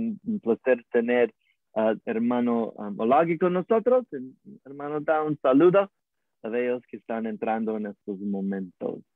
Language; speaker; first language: Spanish; non-native, learner; English